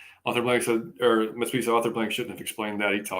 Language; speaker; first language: English; native; English